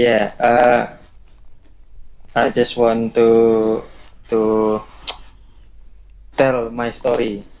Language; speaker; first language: English; non-native, learner; Indonesian